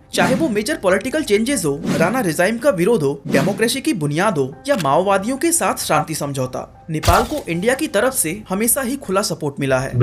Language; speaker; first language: Hindi; native; Hindi